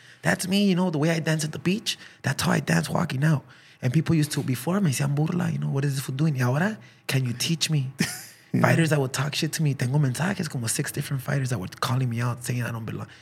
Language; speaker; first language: English; early bilingual, other home language; Spanish